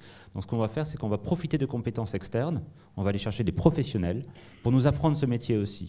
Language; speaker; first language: French; native; French